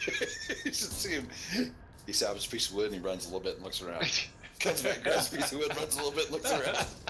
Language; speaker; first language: English; native; English